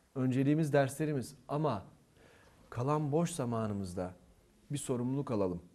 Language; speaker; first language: Turkish; non-native, local second language; Kurdish